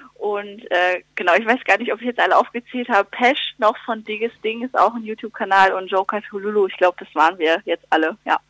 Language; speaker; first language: German; native; German